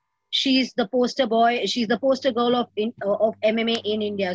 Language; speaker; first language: English; non-native, local second language; Hindi